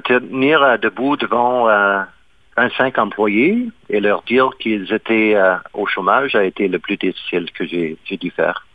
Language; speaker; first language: French; non-native, fluent; English